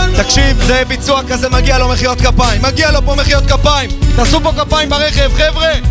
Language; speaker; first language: Hebrew; native; Hebrew